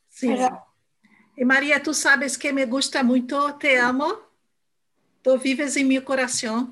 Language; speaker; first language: Spanish; non-native, fluent; Portuguese